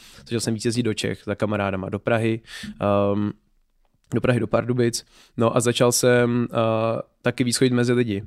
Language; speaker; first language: Czech; native; Czech